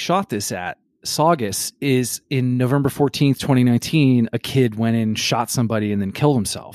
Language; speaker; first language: English; native; English